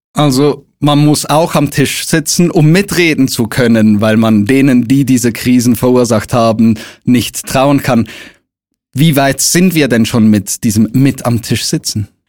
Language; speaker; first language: German; native; German